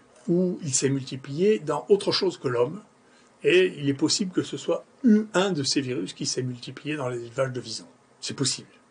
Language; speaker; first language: French; native; French